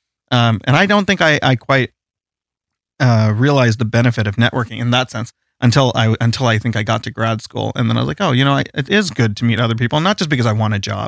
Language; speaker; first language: English; early bilingual, other home language; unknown